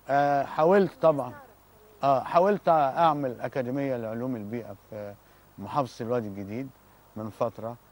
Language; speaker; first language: Arabic; native; Arabic